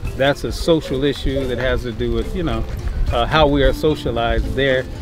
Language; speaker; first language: English; native; English